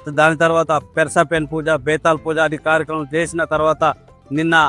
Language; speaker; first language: Telugu; non-native, local second language; Gondi